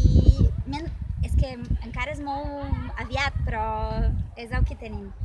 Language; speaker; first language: Catalan; non-native, fluent; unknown